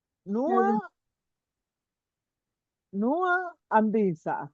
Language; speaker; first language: German; non-native, fluent; Spanish